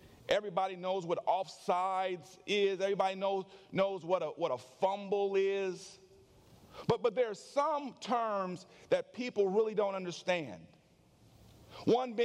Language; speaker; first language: English; native; English